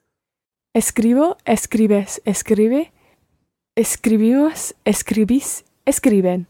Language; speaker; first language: Spanish; non-native, learner; English